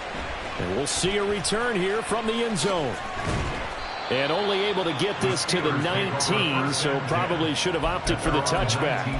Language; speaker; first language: English; native; English